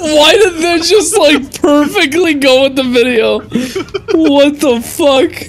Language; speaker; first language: English; native; English